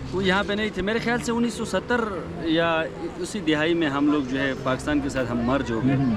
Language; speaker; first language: Urdu; non-native, local second language; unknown